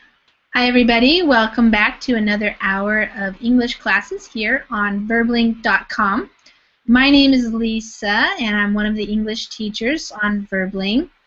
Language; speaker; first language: English; non-native, fluent; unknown